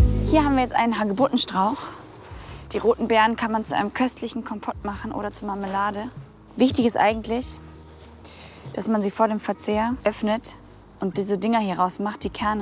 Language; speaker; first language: German; native; German